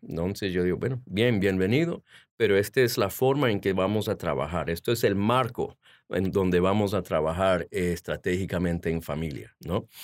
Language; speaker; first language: Spanish; early bilingual, heritage; Spanish